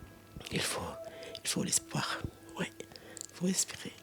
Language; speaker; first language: French; non-native, local second language; Arabic